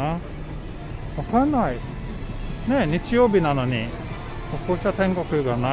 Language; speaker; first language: Japanese; non-native, learner; Swedish